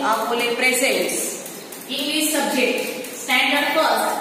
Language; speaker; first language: English; non-native, local second language; Marathi